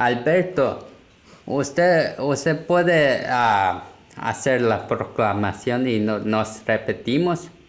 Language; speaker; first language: Spanish; non-native, learner; Korean